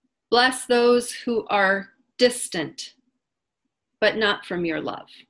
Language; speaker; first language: English; native; English